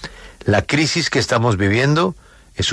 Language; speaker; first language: Spanish; native; Spanish